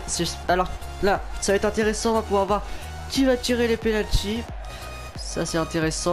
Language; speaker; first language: French; native; French